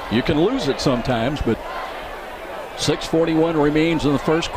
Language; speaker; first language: English; native; English